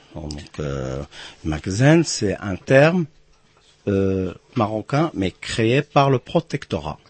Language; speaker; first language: French; non-native, local second language; Arabic